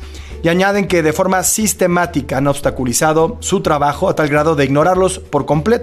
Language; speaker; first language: Spanish; native; Spanish